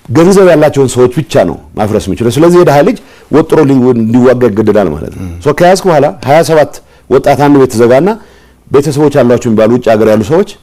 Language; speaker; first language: Amharic; non-native, local second language; Tigrinya